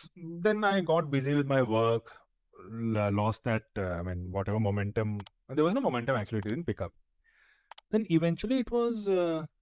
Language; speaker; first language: English; non-native, local second language; Tulu